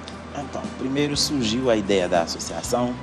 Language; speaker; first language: Portuguese; non-native, fluent; Haitian Creole